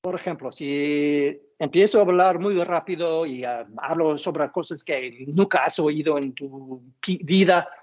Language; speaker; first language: Spanish; non-native, fluent; English